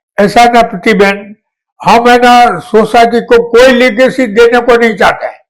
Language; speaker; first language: Hindi; non-native, local second language; Gujarati